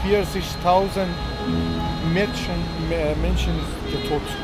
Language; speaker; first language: German; non-native, learner; Persian